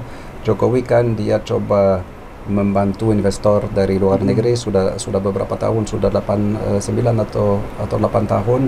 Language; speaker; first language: Indonesian; non-native, fluent; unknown